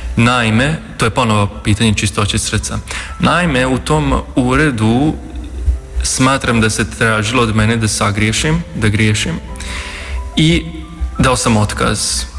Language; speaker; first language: Bosnian; non-native, local second language; Hungarian